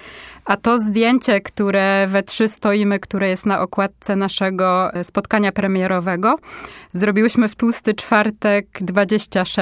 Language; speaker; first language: Polish; native; Polish